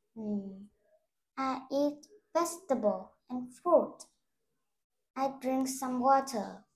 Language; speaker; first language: English; non-native, learner; Vietnamese